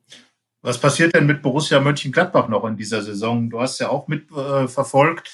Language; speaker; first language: German; native; German